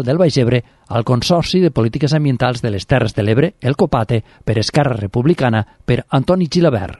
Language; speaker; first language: Catalan; native; Catalan